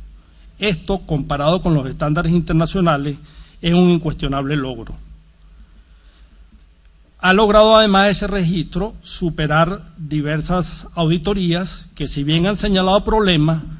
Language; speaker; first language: Spanish; native; Spanish